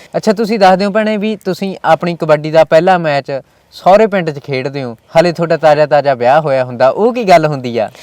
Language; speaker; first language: Punjabi; native; Punjabi